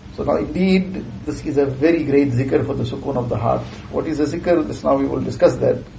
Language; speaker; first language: English; early bilingual, other home language; Urdu